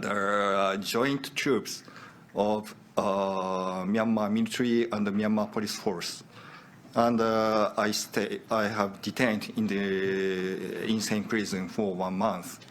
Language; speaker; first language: English; non-native, learner; Japanese